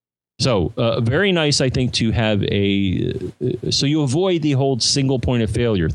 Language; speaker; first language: English; native; English